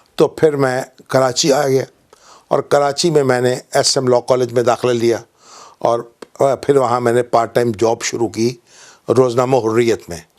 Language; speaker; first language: Urdu; non-native, local second language; Punjabi